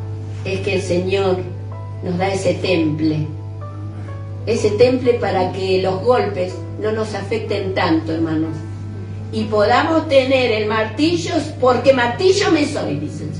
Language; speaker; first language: Spanish; native; Spanish